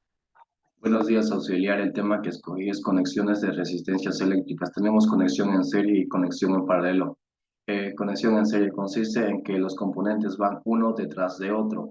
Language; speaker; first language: Spanish; native; Spanish